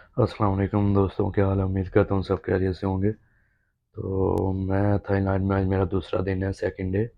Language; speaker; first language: Urdu; non-native, local second language; Punjabi